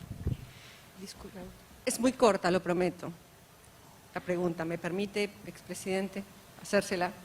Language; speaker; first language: Spanish; native; Spanish